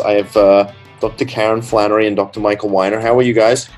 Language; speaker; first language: English; native; English